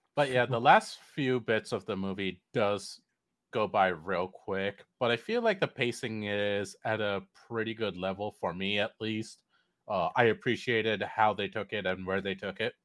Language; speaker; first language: English; non-native, local second language; Sinhala